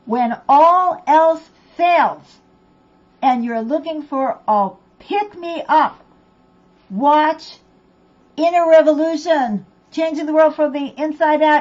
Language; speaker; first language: English; native; English